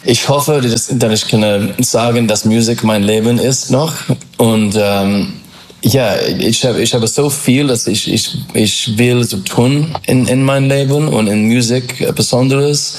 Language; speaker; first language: German; non-native, learner; English